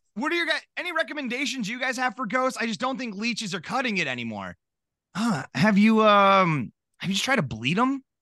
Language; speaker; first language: English; native; English